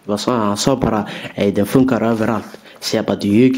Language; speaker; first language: Swedish; early bilingual, other home language; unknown